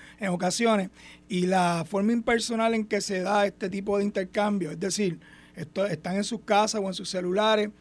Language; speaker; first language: Spanish; native; Spanish